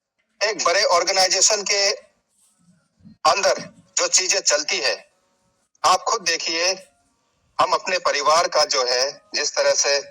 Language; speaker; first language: Hindi; native; Hindi